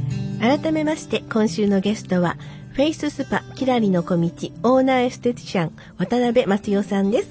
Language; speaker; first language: Japanese; native; Japanese